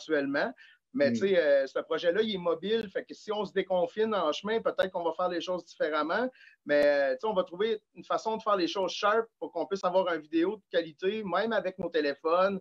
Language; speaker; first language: French; native; French